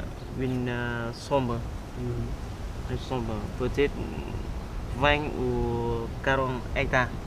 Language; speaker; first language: French; non-native, learner; Vietnamese